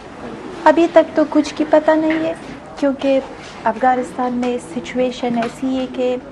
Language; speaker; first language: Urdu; non-native, fluent; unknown